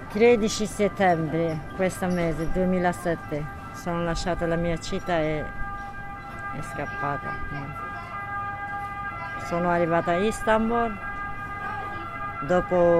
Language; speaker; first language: Italian; non-native, learner; Kurdish